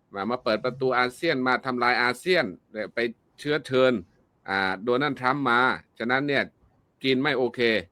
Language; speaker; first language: Thai; native; Thai